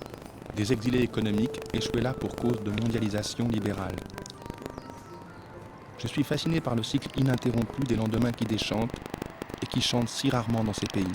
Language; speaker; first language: French; native; French